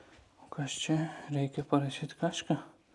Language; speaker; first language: Lithuanian; non-native, learner; Turkish